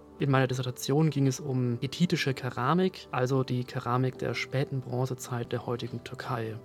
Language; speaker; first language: German; native; German